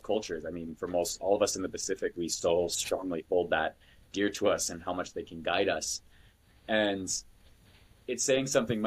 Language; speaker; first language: English; native; English